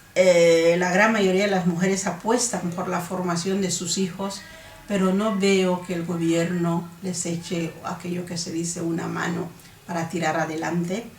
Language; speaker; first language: Spanish; non-native, local second language; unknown